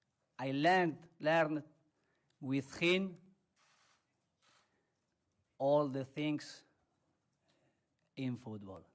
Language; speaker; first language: English; non-native, learner; Spanish